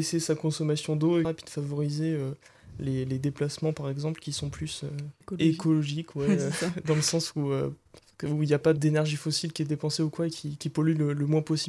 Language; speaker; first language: French; native; French